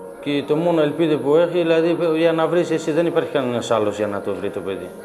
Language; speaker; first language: Greek; non-native, learner; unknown